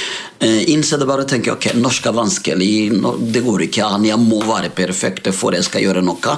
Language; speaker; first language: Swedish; non-native, fluent; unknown